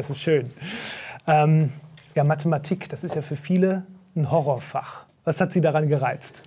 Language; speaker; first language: German; native; German